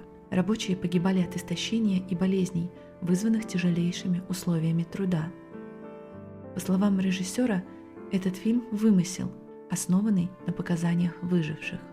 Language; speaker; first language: Russian; native; Russian